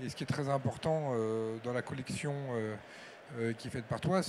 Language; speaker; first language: French; native; French